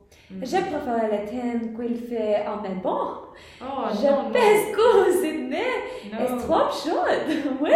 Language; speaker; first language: French; non-native, learner; English